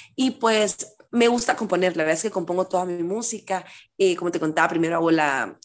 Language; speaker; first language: Spanish; native; Spanish